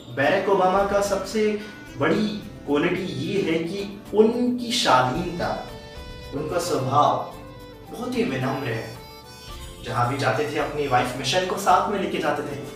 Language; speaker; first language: Hindi; native; Hindi